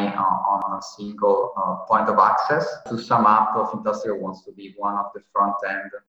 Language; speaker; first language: English; non-native, fluent; Italian